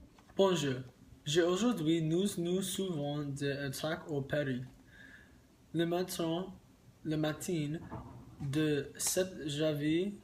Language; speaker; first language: French; non-native, learner; English